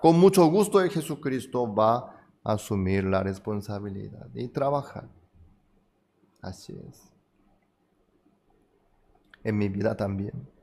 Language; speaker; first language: Spanish; non-native, fluent; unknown